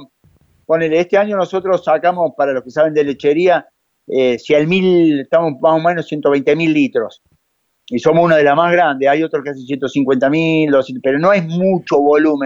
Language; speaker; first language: Spanish; native; Spanish